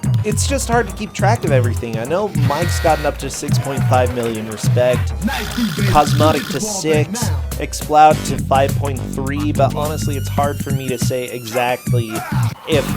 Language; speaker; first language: English; native; English